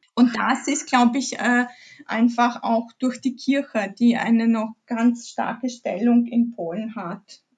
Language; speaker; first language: German; early bilingual, other home language; Polish